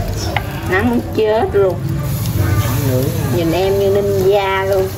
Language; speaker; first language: Vietnamese; native; Vietnamese